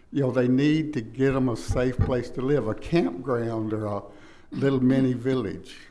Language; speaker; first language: English; native; English